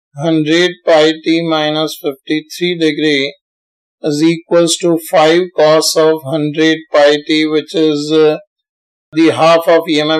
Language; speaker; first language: English; non-native, local second language; Hindi